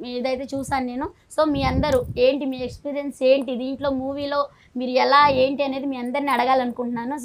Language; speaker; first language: Telugu; native; Telugu